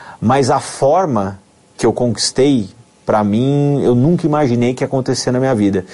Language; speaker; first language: Portuguese; native; Portuguese